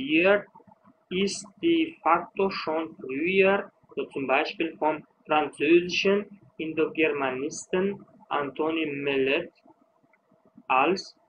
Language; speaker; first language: German; non-native, fluent; Uzbek